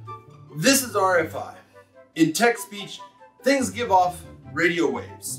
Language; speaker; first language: English; native; English